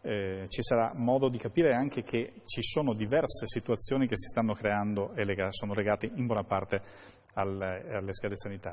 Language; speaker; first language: Italian; native; Italian